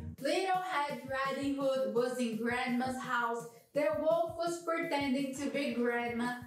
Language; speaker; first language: English; non-native, fluent; Portuguese